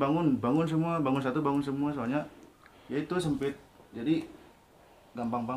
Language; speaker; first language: Indonesian; non-native, local second language; Sundanese